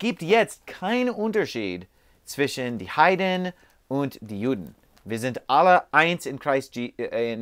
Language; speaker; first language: German; non-native, fluent; English